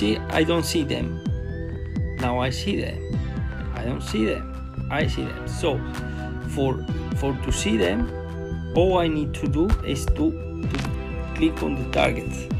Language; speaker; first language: English; non-native, learner; Spanish